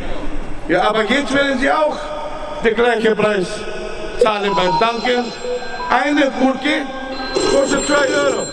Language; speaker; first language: German; non-native, fluent; Greek